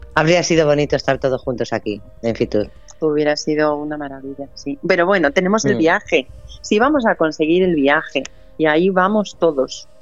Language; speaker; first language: Spanish; native; Spanish